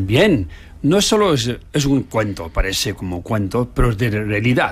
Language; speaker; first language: Spanish; non-native, learner; Tibetan